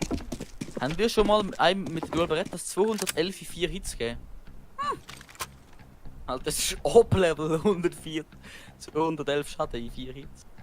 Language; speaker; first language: German; native; German